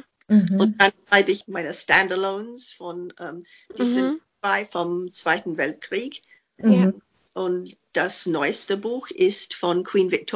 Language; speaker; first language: German; non-native, fluent; English